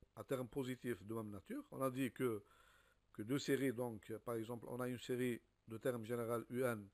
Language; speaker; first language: French; non-native, local second language; Arabic